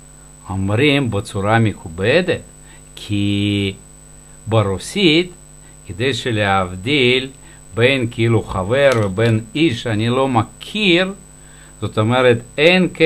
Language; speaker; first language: Hebrew; non-native, fluent; Russian